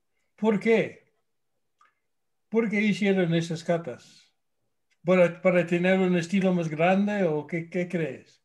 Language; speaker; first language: Spanish; non-native, fluent; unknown